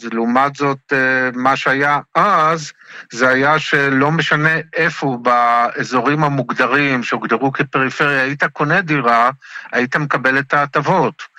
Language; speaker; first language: Hebrew; native; Hebrew